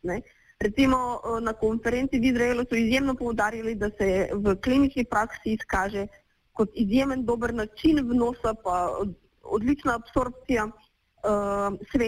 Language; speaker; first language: Slovenian; native; Slovenian